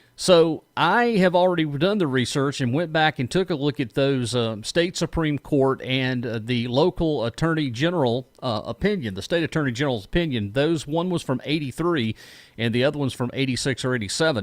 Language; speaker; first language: English; native; English